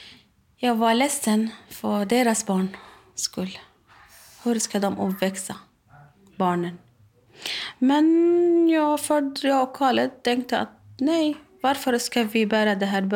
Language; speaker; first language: Swedish; non-native, learner; Arabic